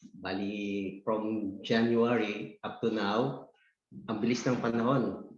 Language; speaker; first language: English; non-native, local second language; Filipino